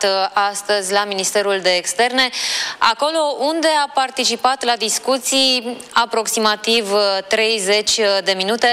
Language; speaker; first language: Romanian; native; Romanian